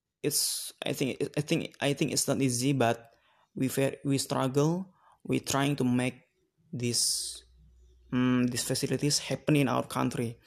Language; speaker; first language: English; non-native, learner; Indonesian